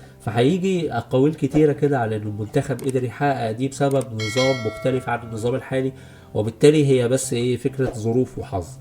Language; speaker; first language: Arabic; native; Arabic